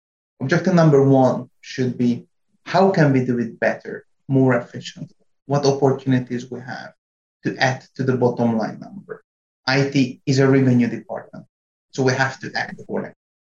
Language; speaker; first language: English; non-native, fluent; Hungarian